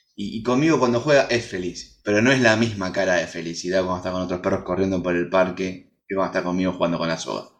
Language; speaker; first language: Spanish; native; Spanish